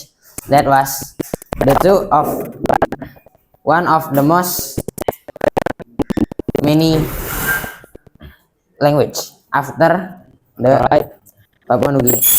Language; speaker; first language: English; non-native, local second language; Indonesian